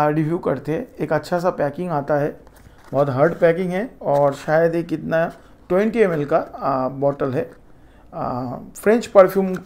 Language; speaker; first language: Hindi; non-native, local second language; Bangla